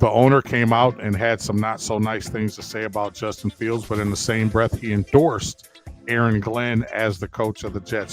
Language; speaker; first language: English; native; English